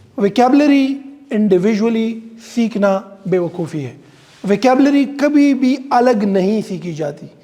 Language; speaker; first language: Urdu; non-native, local second language; Pashto